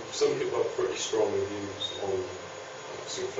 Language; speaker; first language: English; native; English